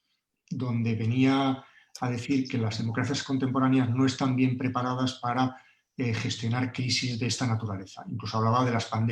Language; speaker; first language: Spanish; native; Spanish